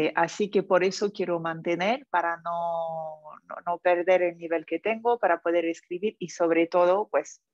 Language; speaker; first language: Spanish; non-native, fluent; French